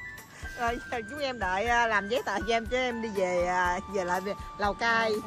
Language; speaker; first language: Vietnamese; native; Vietnamese